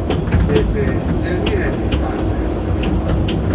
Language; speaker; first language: Japanese; native; Japanese